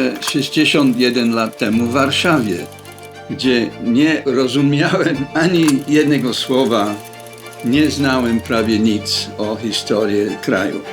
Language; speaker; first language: Polish; non-native, fluent; English